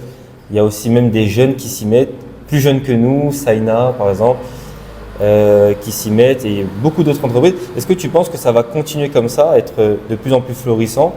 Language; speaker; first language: French; non-native, local second language; Malagasy